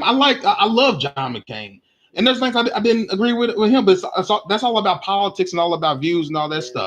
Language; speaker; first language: English; native; English